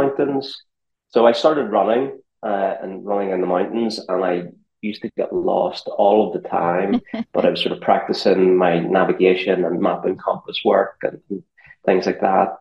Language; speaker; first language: English; native; English